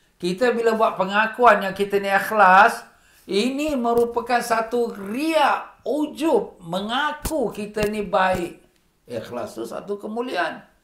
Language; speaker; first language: Malay; native; Malay